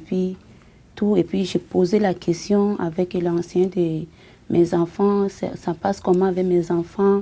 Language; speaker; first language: French; non-native, learner; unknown